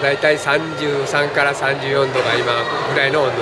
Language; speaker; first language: Japanese; native; Japanese